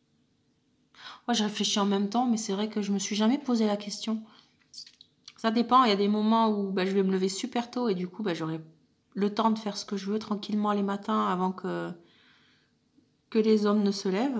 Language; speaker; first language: French; native; French